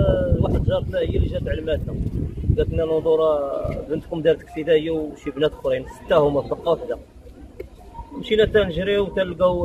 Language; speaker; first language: Arabic; native; Arabic